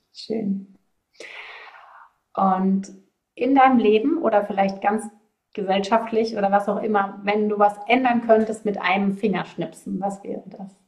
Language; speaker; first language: German; native; German